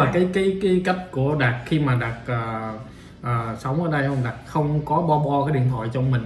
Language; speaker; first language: Vietnamese; native; Vietnamese